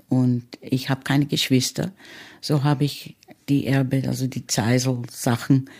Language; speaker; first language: German; early bilingual, heritage; German